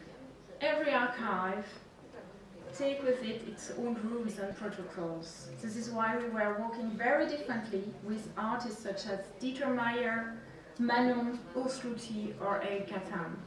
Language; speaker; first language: English; non-native, fluent; French